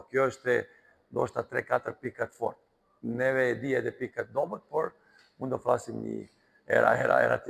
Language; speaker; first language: Albanian; non-native, learner; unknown